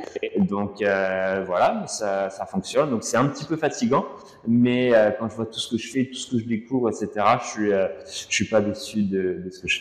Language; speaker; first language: French; native; French